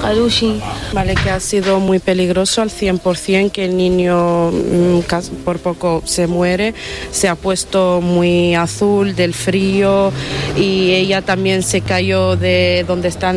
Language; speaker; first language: Spanish; non-native, fluent; Italian